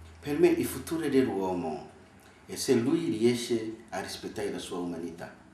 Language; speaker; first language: Italian; non-native, fluent; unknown